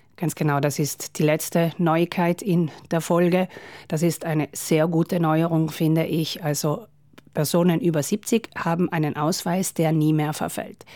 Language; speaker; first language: German; native; German